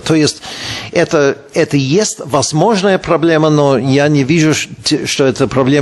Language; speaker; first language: Russian; non-native, fluent; English